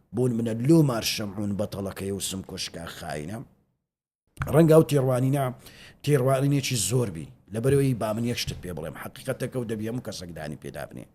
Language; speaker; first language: Central Kurdish; native; Central Kurdish